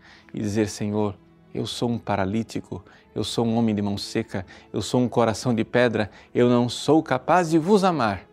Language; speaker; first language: Portuguese; native; Portuguese